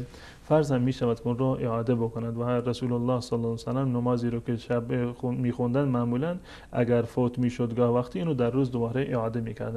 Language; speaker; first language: Persian; native; Persian